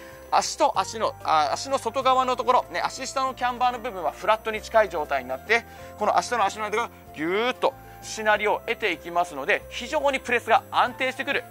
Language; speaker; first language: Japanese; native; Japanese